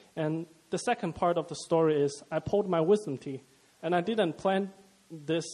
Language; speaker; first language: English; non-native, fluent; Chinese